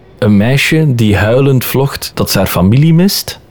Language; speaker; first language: Dutch; native; Dutch